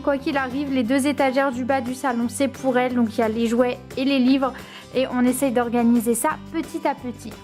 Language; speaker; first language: French; native; French